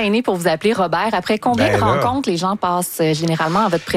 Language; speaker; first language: French; native; French